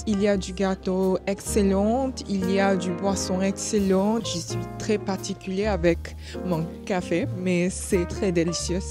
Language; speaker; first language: French; non-native, learner; English